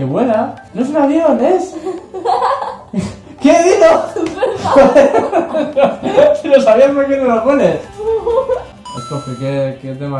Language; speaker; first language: Spanish; native; Spanish